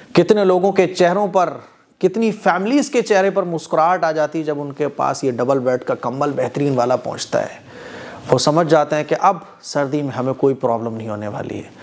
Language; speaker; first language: Hindi; native; Hindi